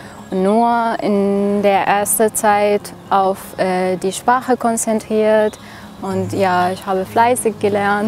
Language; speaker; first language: German; non-native, fluent; Arabic